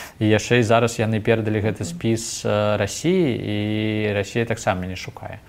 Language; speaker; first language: Belarusian; non-native, local second language; Russian